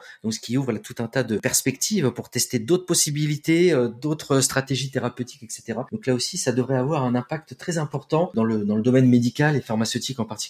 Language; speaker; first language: French; native; French